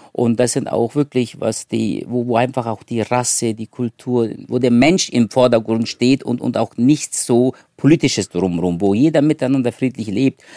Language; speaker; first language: German; early bilingual, other home language; Turkish